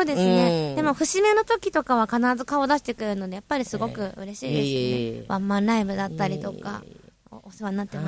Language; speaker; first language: Japanese; native; Japanese